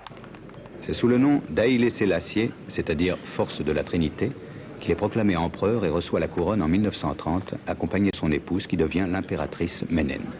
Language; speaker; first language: French; native; French